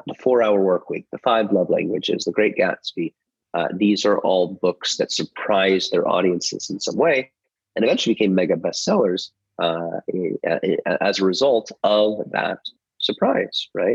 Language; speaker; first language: English; native; English